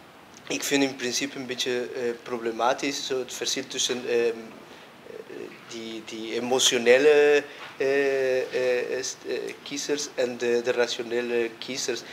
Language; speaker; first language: Dutch; non-native, fluent; Spanish